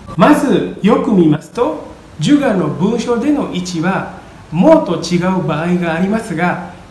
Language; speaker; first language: Japanese; non-native, fluent; Indonesian